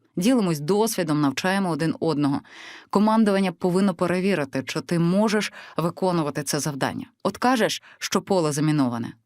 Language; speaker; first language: Ukrainian; early bilingual, other home language; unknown